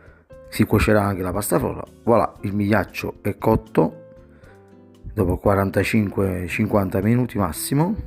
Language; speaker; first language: Italian; native; Italian